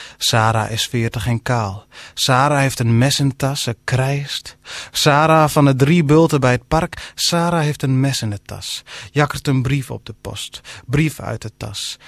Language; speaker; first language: Dutch; non-native, local second language; Western Frisian